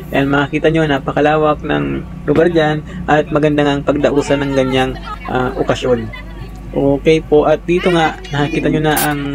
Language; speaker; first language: Filipino; non-native, local second language; Bikol